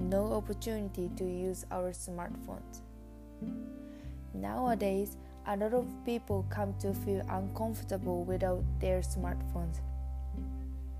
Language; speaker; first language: English; non-native, learner; Japanese